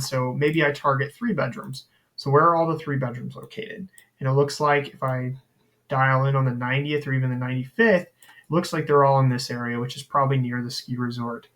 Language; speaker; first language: English; native; English